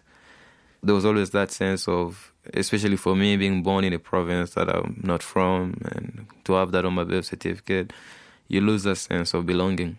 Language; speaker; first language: English; non-native, fluent; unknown